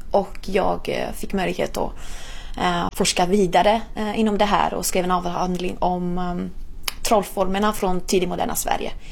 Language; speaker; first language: Swedish; non-native, fluent; Italian